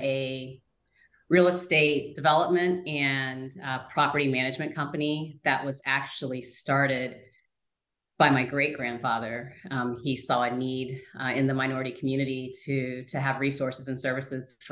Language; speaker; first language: English; native; English